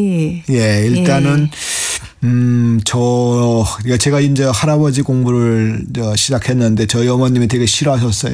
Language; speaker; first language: Korean; native; Korean